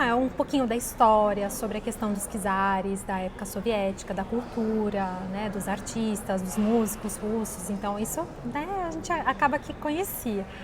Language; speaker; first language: Portuguese; native; Portuguese